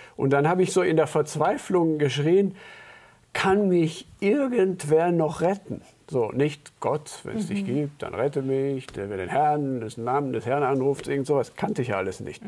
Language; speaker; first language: German; early bilingual, heritage; German